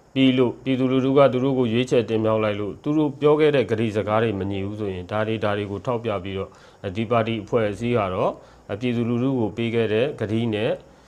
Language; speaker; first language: Burmese; native; Burmese